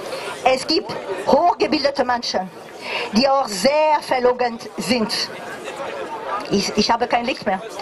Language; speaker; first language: German; non-native, fluent; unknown